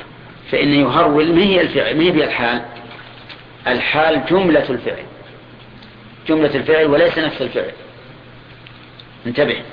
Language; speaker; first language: Arabic; native; Arabic